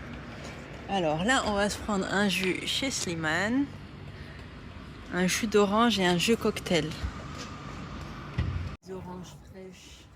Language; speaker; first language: French; native; French